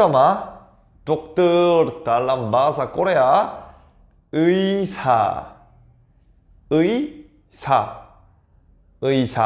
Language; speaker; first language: Indonesian; non-native, fluent; Korean